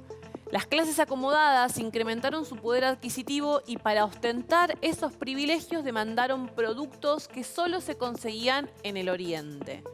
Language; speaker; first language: Spanish; native; Spanish